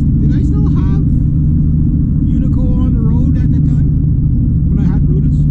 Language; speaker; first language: English; native; English